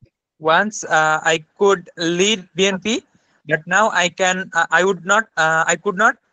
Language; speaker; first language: English; non-native, learner; Bangla